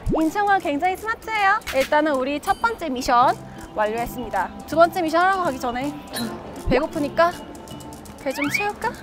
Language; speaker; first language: Korean; native; Korean